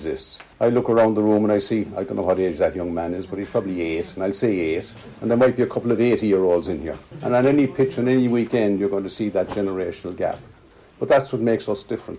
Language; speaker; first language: English; native; English